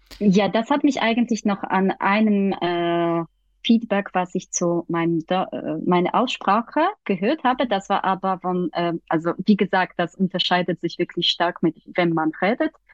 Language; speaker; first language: German; non-native, fluent; Polish